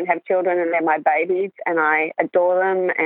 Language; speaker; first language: English; native; English